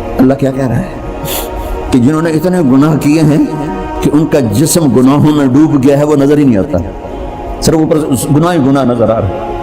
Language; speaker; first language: Urdu; non-native, local second language; Punjabi